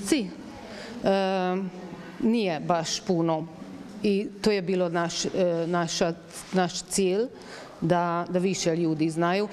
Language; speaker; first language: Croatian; non-native, fluent; Hungarian